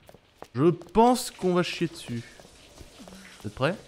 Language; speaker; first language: French; native; French